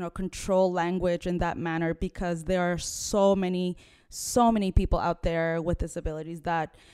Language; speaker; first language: English; early bilingual, other home language; Spanish